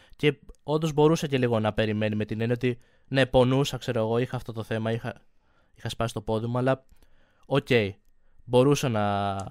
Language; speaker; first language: Greek; native; Greek